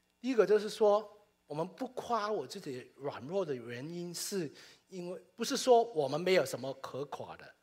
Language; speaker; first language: Chinese; non-native, local second language; Cantonese